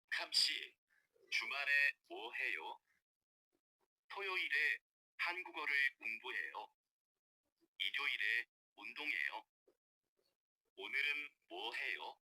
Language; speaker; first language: Korean; non-native, fluent; Urdu